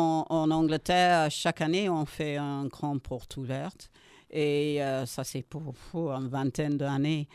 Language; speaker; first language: French; non-native, learner; English